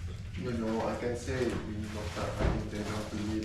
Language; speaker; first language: English; non-native, learner; Finnish